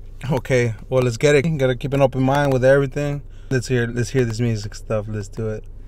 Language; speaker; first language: English; early bilingual, other home language; Spanish